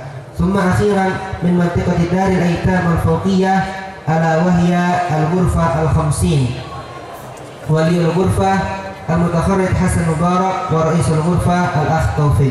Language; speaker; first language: Arabic; non-native, fluent; Indonesian